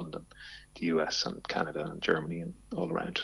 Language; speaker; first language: English; native; English